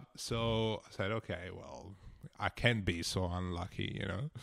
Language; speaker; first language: English; non-native, fluent; Italian